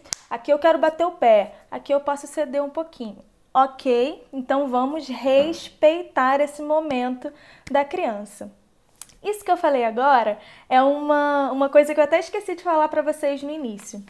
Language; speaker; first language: Portuguese; native; Portuguese